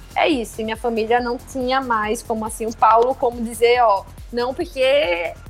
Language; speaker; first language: Portuguese; native; Portuguese